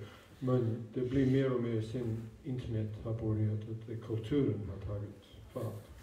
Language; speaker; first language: Swedish; non-native, fluent; English